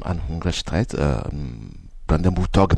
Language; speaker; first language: German; non-native, learner; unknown